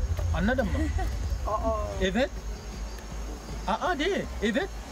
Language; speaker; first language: Turkish; non-native, learner; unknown